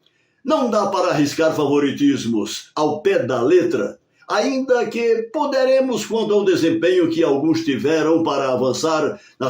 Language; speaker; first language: Portuguese; native; Portuguese